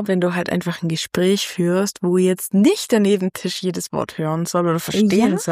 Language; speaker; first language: German; native; German